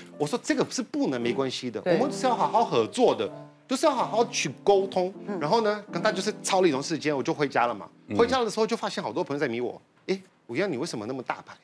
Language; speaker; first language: Chinese; non-native, fluent; Portuguese